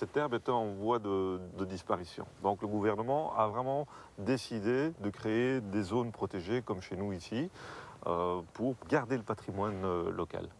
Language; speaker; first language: French; native; French